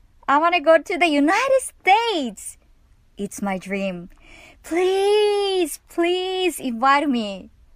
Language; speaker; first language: English; non-native, learner; Japanese